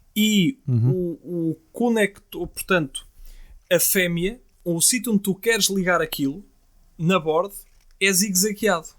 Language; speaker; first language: Portuguese; native; Portuguese